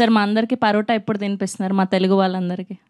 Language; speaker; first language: Telugu; native; Telugu